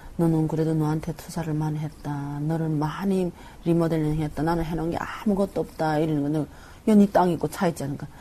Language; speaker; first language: Korean; native; Korean